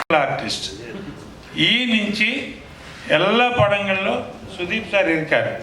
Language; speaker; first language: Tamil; non-native, fluent; Telugu